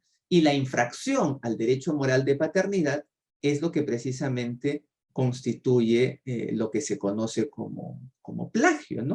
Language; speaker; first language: Spanish; native; Spanish